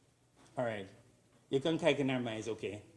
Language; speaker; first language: Dutch; non-native, learner; English